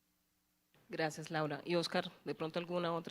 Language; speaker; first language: Spanish; native; Spanish